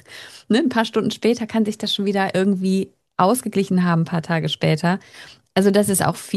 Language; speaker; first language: German; native; German